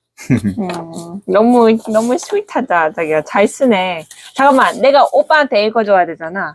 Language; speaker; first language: Korean; non-native, fluent; English